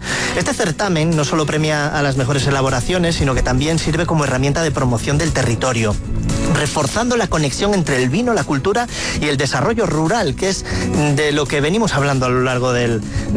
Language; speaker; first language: Spanish; native; Spanish